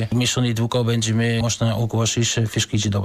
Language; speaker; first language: Polish; non-native, learner; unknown